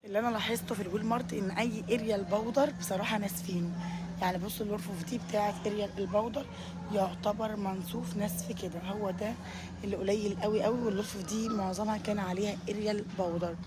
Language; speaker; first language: Arabic; native; Arabic